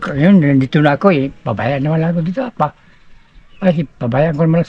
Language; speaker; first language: Filipino; non-native, local second language; Bikol